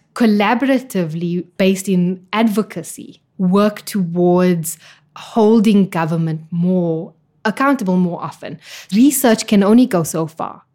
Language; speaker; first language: English; native; English